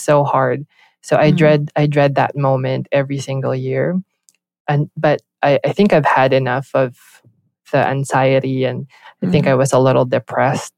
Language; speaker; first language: English; non-native, local second language; Filipino